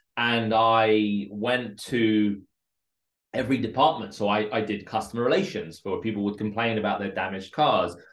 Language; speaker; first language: English; early bilingual, other home language; Russian